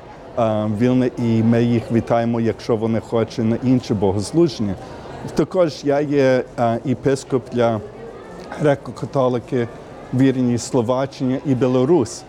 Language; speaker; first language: Ukrainian; early bilingual, heritage; Ukrainian